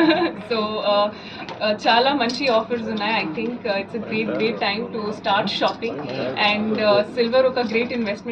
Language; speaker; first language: Telugu; non-native, learner; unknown